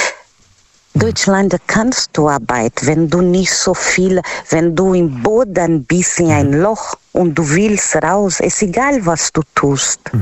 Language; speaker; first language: German; non-native, learner; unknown